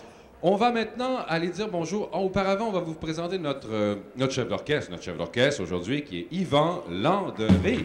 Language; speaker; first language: French; native; French